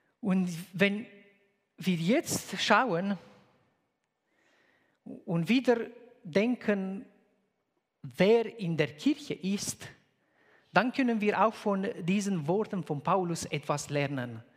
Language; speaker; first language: German; non-native, fluent; Romanian